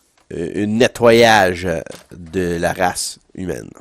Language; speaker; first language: French; non-native, local second language; English